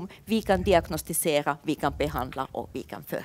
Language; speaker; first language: Swedish; non-native, fluent; Finnish